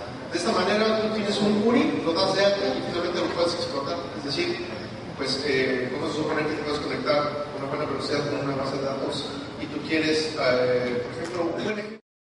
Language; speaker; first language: Spanish; native; Spanish